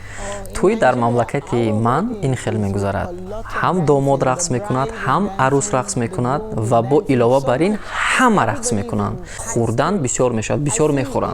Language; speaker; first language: Persian; non-native, fluent; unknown